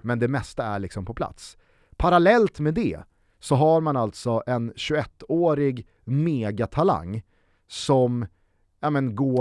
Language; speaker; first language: Swedish; native; Swedish